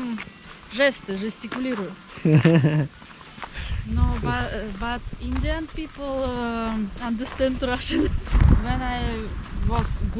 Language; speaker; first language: English; non-native, learner; Russian